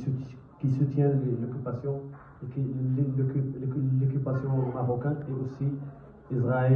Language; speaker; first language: French; non-native, learner; Arabic